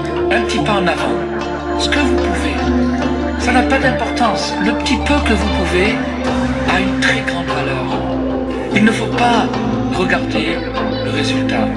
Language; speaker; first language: French; native; French